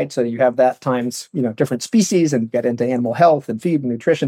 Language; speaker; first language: English; native; English